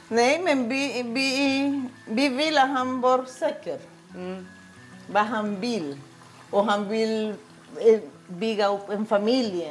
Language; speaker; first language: Swedish; non-native, learner; Spanish